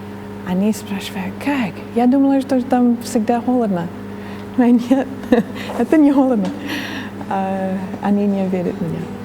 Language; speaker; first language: Russian; non-native, fluent; English